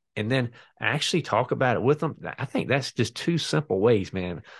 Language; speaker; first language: English; native; English